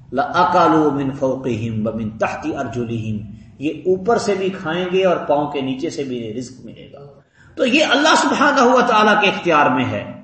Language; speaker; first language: Urdu; non-native, local second language; Punjabi